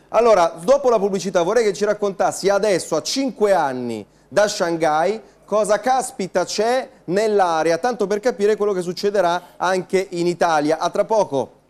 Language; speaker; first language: Italian; native; Italian